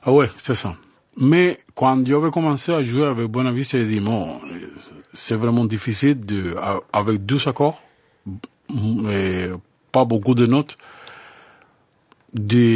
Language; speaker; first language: French; non-native, learner; Spanish